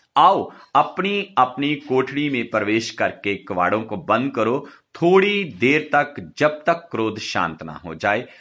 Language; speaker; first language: Hindi; non-native, local second language; Punjabi